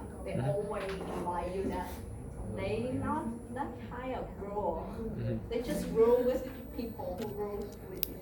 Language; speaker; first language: English; non-native, learner; Vietnamese